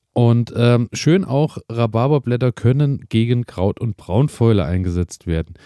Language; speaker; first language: German; native; German